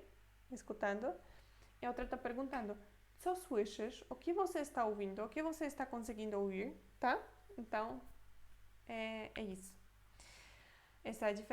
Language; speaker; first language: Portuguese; non-native, fluent; Polish